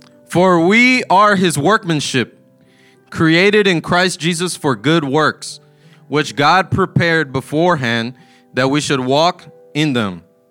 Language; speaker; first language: English; early bilingual, other home language; Spanish